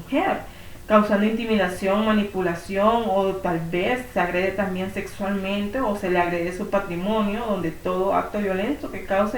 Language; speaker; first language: Spanish; native; Spanish